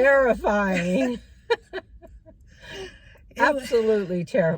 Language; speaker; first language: English; native; English